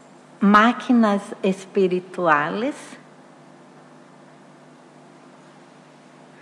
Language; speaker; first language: Spanish; non-native, fluent; Portuguese